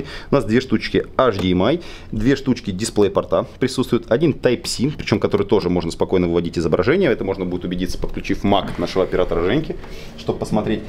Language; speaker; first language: Russian; native; Russian